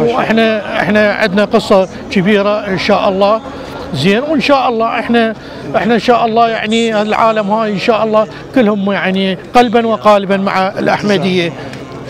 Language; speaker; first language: Arabic; native; Arabic